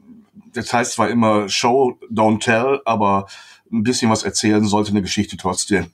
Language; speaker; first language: German; native; German